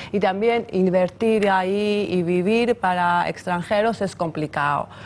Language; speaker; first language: Spanish; non-native, fluent; Georgian